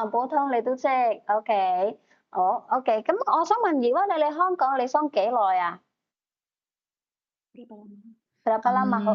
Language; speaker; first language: Cantonese; native; Cantonese